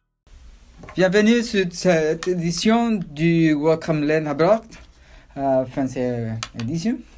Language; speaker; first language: French; non-native, learner; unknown